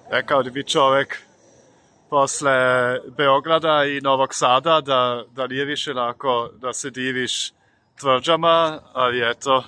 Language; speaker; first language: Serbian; non-native, fluent; German